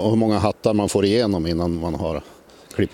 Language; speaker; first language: Swedish; native; Swedish